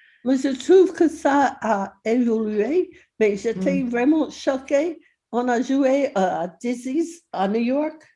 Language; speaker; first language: French; non-native, fluent; English